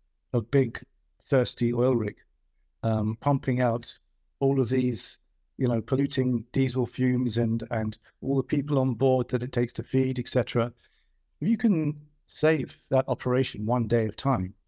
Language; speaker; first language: English; native; English